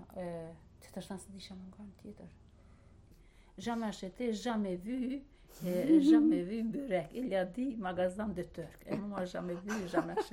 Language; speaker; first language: French; non-native, learner; Albanian